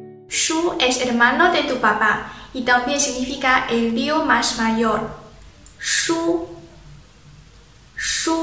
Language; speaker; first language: Spanish; non-native, fluent; Chinese